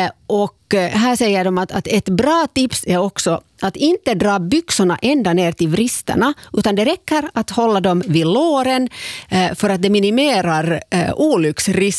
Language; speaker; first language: Swedish; native; Swedish